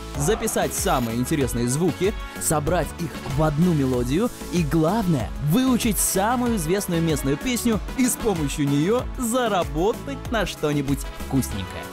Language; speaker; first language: Russian; native; Russian